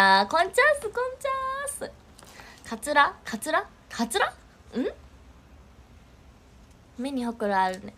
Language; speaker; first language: Japanese; native; Japanese